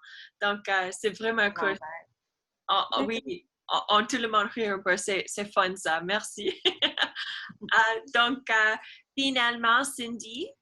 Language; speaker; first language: French; non-native, learner; English